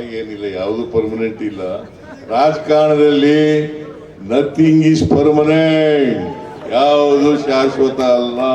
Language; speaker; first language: Kannada; native; Kannada